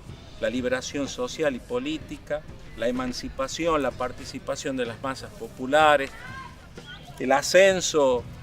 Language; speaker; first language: Spanish; native; Spanish